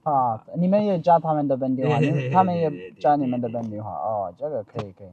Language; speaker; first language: Chinese; non-native, fluent; Amharic